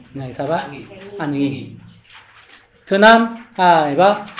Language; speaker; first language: Vietnamese; non-native, learner; Korean